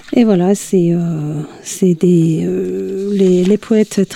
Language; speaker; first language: French; non-native, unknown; Persian